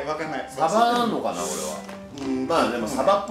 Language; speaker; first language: Japanese; native; Japanese